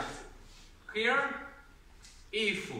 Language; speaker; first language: English; non-native, learner; Chinese